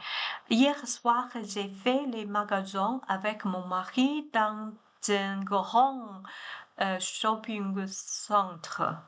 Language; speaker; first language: French; non-native, learner; Chinese